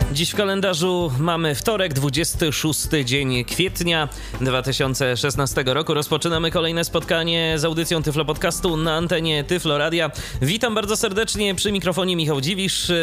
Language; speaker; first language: Polish; native; Polish